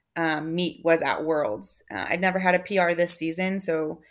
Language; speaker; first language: English; native; English